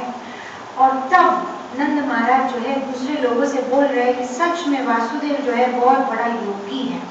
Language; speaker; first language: Hindi; non-native, local second language; Telugu